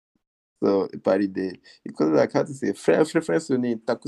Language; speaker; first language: Japanese; non-native, learner; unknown